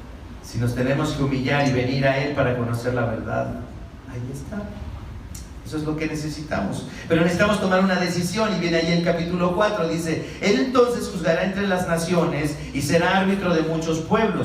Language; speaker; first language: Spanish; native; Spanish